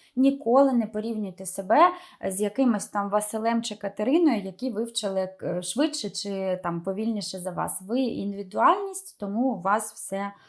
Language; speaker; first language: Ukrainian; non-native, local second language; Russian